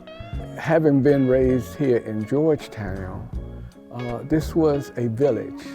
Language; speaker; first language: English; native; English